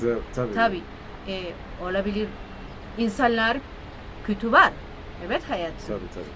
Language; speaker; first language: Turkish; non-native, learner; Spanish